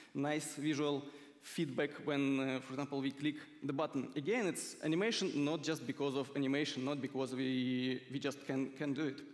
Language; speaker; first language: English; non-native, fluent; Russian